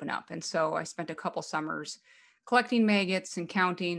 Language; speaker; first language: English; native; English